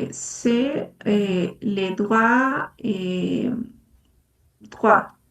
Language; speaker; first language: French; non-native, learner; Spanish